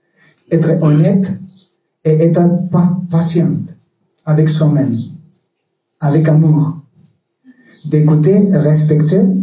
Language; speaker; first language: French; non-native, learner; Spanish